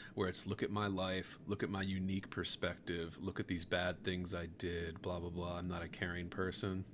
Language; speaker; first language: English; native; English